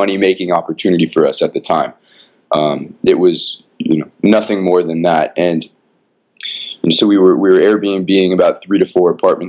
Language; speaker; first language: English; native; English